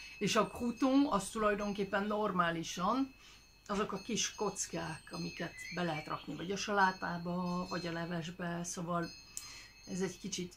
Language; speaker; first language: Hungarian; early bilingual, heritage; French